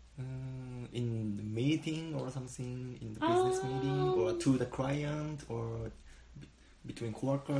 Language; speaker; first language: English; non-native, learner; Japanese